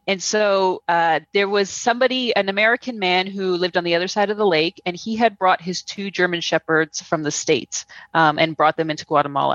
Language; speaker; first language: English; native; English